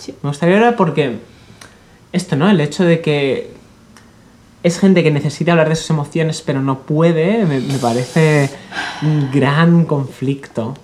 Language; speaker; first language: Spanish; native; Spanish